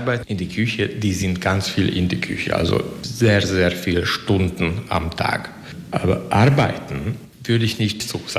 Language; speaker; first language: German; non-native, learner; Hungarian